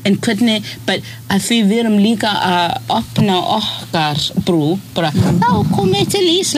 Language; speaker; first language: Icelandic; non-native, fluent; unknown